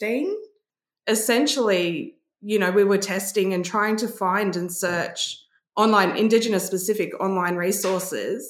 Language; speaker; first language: English; native; English